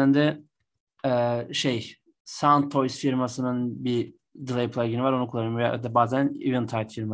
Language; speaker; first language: Turkish; native; Turkish